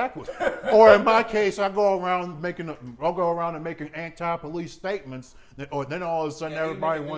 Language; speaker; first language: English; native; English